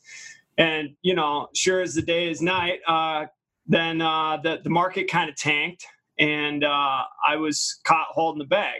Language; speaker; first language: English; native; English